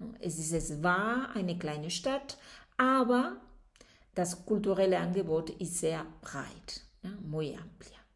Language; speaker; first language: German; non-native, fluent; Spanish